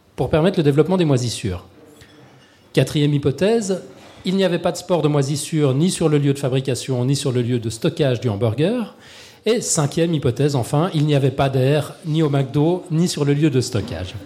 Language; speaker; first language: French; native; French